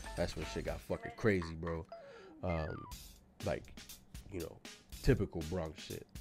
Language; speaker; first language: English; native; English